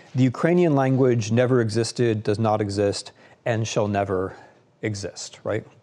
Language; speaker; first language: English; native; English